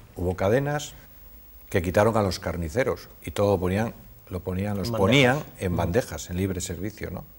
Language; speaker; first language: Spanish; native; Spanish